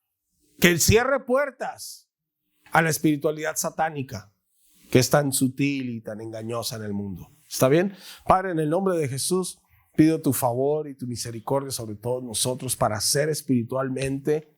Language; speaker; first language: Spanish; native; Spanish